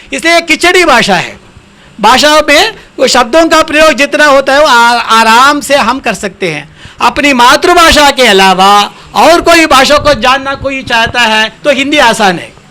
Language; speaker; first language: Hindi; non-native, local second language; Tamil